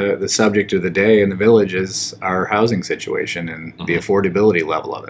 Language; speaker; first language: English; native; English